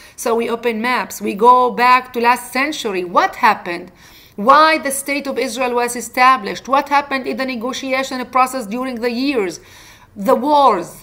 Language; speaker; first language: English; non-native, fluent; Arabic